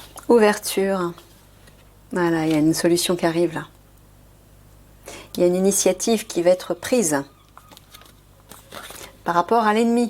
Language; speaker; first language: French; native; French